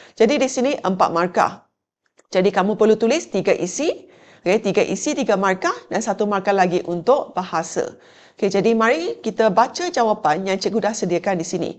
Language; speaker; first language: Malay; non-native, local second language; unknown